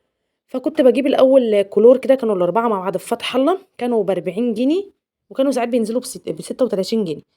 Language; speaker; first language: Arabic; native; Arabic